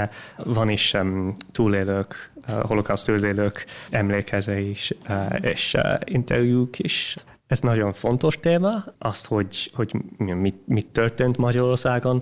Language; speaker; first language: Hungarian; early bilingual, heritage; English